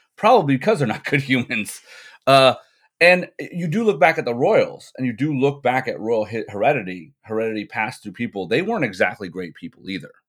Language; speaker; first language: English; native; English